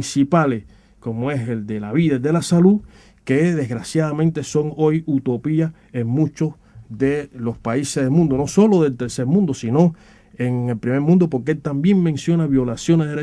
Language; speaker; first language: Spanish; native; Spanish